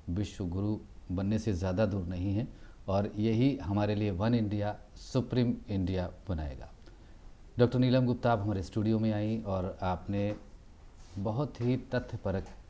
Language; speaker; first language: Hindi; native; Hindi